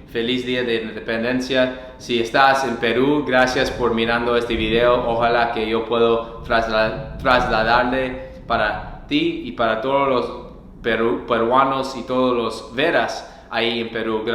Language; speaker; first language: Spanish; early bilingual, other home language; English